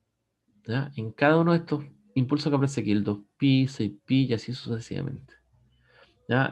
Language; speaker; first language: Spanish; native; Spanish